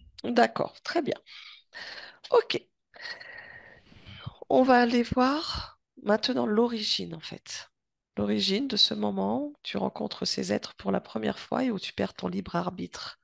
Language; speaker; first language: French; native; French